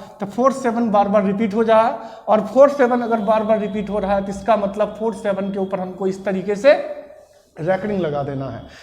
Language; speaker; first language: Hindi; native; Hindi